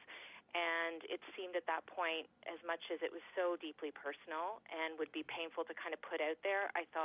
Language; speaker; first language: English; native; English